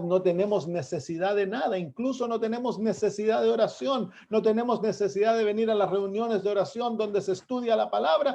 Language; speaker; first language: Spanish; native; Spanish